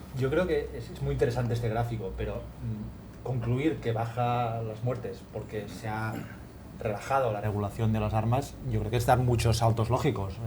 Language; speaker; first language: Spanish; non-native, local second language; Catalan